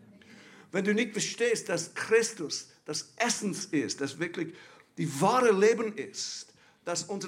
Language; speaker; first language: German; non-native, fluent; English